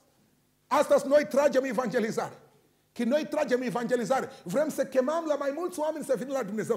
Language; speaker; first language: Romanian; non-native, learner; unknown